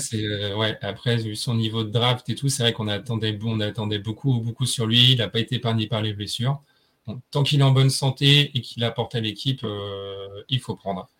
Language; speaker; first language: French; native; French